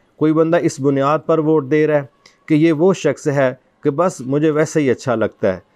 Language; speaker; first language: Urdu; non-native, local second language; Punjabi